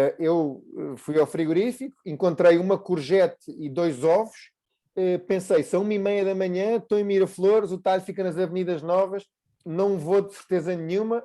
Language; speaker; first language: Portuguese; native; Portuguese